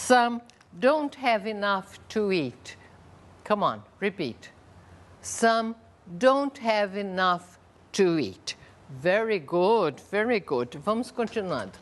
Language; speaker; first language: English; non-native, fluent; Portuguese